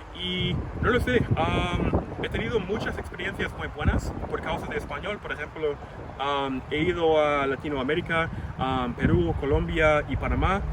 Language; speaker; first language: Spanish; non-native, fluent; English